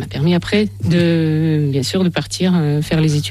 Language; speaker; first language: French; non-native, fluent; Russian